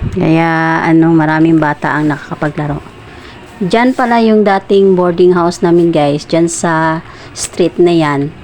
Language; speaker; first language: Filipino; non-native, local second language; Cebuano